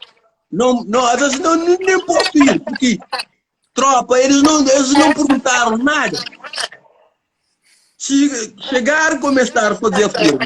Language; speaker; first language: Portuguese; non-native, learner; Kabuverdianu